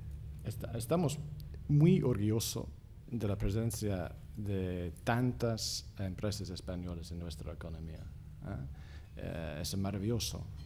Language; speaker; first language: Spanish; non-native, fluent; English